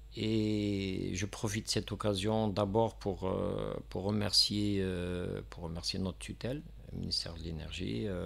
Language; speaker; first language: French; non-native, local second language; Kabyle